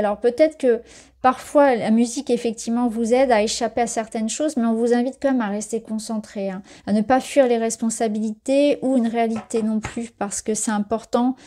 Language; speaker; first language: French; native; French